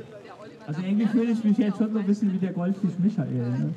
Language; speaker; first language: German; native; German